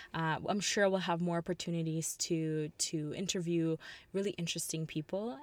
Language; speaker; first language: English; early bilingual, other home language; Russian